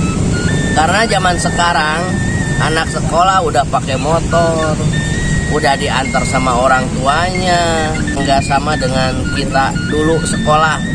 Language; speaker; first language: Indonesian; non-native, local second language; Sundanese